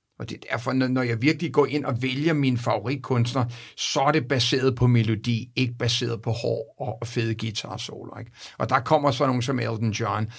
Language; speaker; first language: Danish; native; Danish